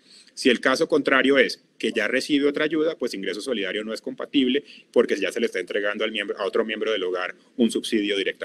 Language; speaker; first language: Spanish; native; Spanish